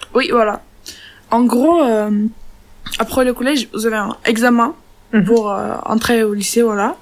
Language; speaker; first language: French; non-native, learner; Turkish